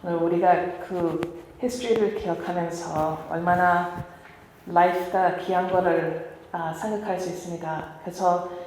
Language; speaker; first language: Korean; early bilingual, heritage; Korean